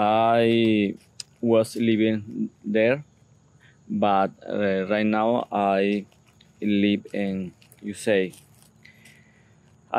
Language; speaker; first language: English; non-native, learner; Spanish